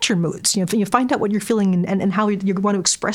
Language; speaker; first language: English; native; English